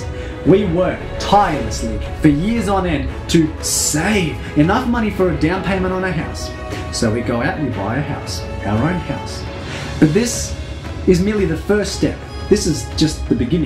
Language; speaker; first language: English; native; English